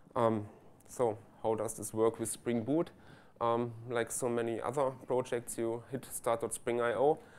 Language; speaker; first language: English; non-native, fluent; German